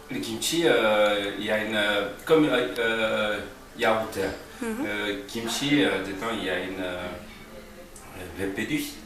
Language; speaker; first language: French; non-native, learner; Korean